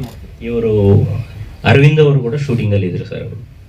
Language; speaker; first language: Kannada; non-native, fluent; Telugu